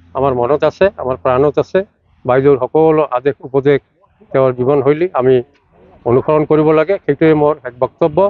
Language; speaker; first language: Assamese; native; Assamese